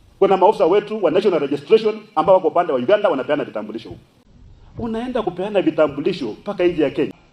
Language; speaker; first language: Swahili; non-native, local second language; Luyia